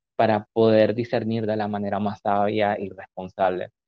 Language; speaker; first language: Spanish; native; Spanish